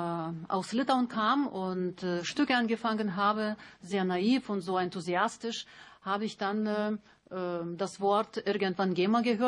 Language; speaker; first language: German; non-native, learner; Lithuanian